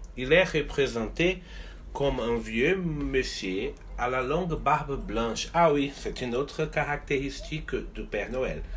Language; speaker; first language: French; non-native, fluent; Portuguese